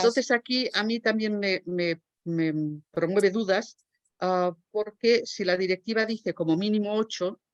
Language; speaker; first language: Spanish; native; Spanish